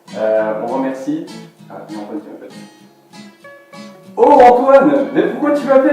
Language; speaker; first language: French; native; French